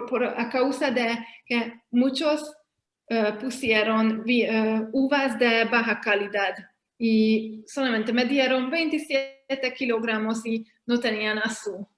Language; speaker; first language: Spanish; non-native, fluent; Hungarian